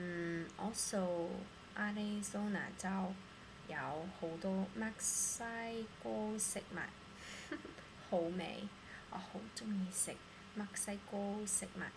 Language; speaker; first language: Cantonese; non-native, learner; English